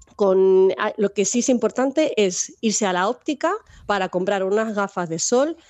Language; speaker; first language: Spanish; native; Spanish